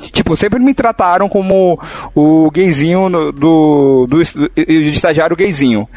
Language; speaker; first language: Portuguese; native; Portuguese